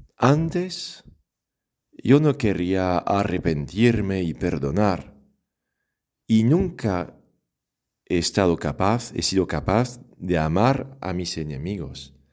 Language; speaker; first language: Spanish; non-native, fluent; French